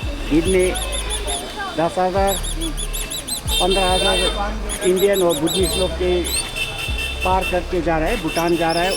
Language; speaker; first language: Hindi; non-native, fluent; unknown